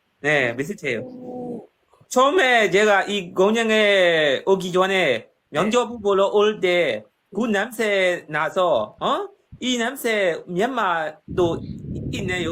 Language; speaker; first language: Korean; non-native, learner; Burmese